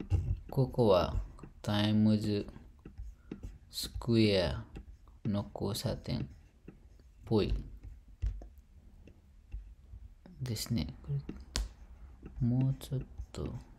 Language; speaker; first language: Japanese; non-native, fluent; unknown